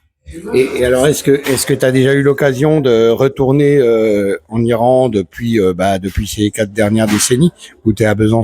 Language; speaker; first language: French; native; French